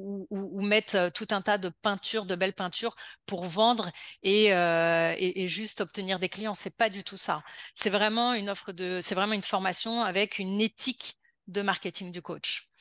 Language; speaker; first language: French; native; French